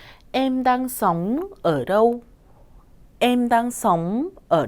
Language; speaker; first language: Vietnamese; non-native, fluent; Korean